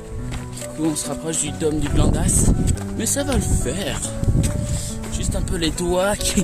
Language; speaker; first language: French; native; French